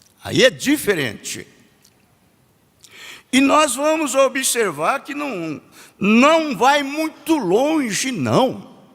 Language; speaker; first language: Portuguese; native; Portuguese